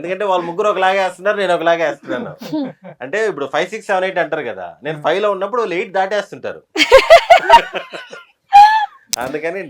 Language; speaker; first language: Telugu; native; Telugu